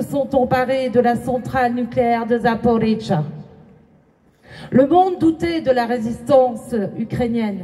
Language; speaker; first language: French; native; French